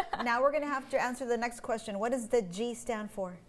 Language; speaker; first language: English; native; English